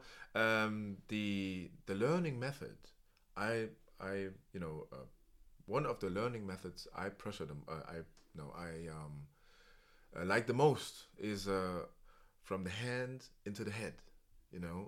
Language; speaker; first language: English; non-native, fluent; German